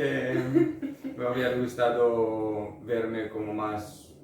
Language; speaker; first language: Spanish; non-native, fluent; Italian